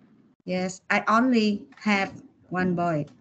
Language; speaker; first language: English; non-native, learner; Vietnamese